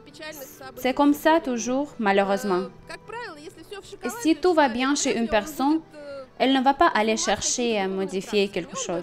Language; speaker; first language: French; non-native, fluent; Russian